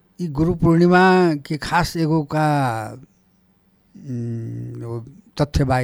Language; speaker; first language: Bhojpuri; non-native, local second language; Nepali